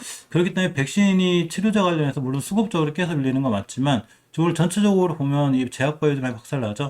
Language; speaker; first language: Korean; native; Korean